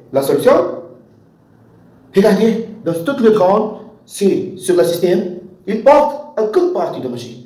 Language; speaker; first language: French; non-native, learner; Portuguese